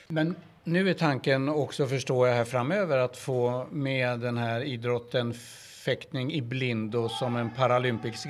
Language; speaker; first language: Swedish; native; Swedish